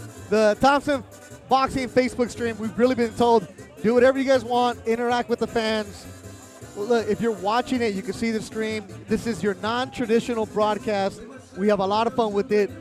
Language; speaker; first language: English; early bilingual, other home language; Spanish